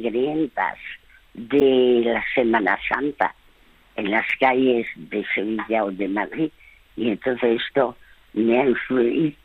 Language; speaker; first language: Spanish; early bilingual, other home language; French